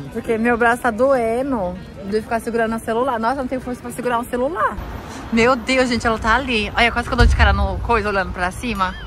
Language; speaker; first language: Portuguese; native; Portuguese